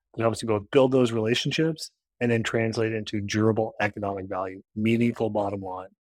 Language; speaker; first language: English; native; English